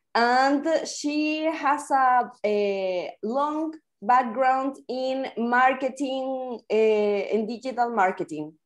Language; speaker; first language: English; non-native, fluent; Spanish